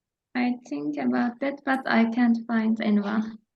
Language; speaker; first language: English; non-native, learner; Turkish